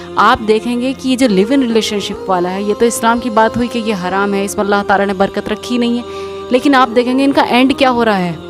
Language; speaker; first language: Urdu; native; Urdu